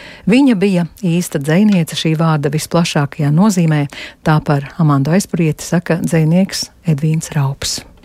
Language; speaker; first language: Latvian; native; Latvian